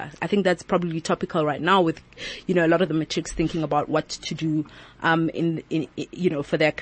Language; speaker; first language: English; non-native, local second language; Southern Sotho